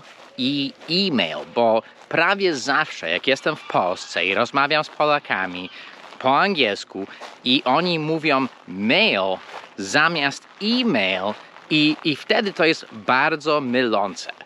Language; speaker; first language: Polish; non-native, fluent; English